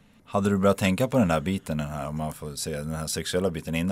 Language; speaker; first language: Swedish; native; Swedish